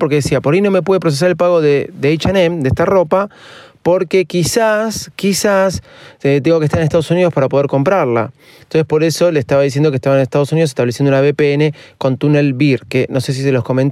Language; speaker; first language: Spanish; native; Spanish